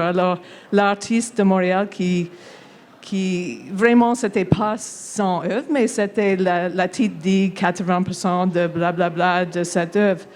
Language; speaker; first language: French; non-native, local second language; English